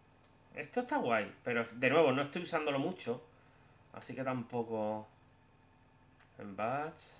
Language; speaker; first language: Spanish; native; Spanish